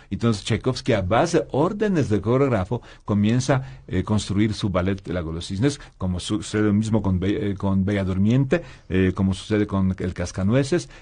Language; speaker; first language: Spanish; non-native, fluent; Polish